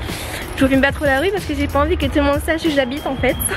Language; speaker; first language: French; native; French